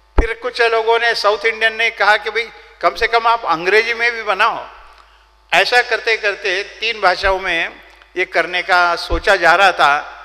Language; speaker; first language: Hindi; non-native, local second language; Marathi